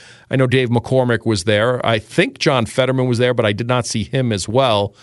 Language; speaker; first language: English; native; English